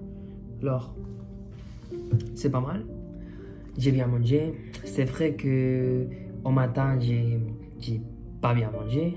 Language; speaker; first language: French; non-native, learner; Spanish